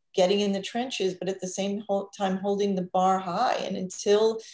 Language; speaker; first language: English; native; English